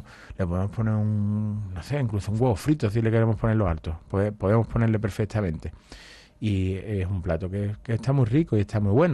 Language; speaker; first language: Spanish; native; Spanish